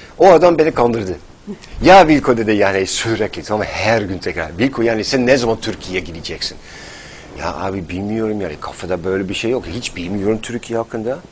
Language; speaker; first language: Turkish; non-native, fluent; Dutch